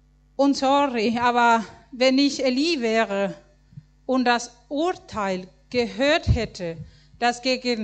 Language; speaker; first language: German; non-native, fluent; Spanish